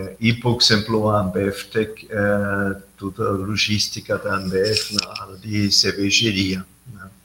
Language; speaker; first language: Portuguese; non-native, fluent; German